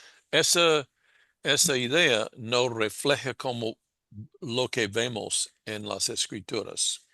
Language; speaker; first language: Spanish; non-native, fluent; English